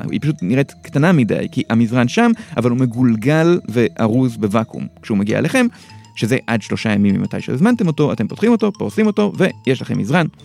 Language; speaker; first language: Hebrew; native; Hebrew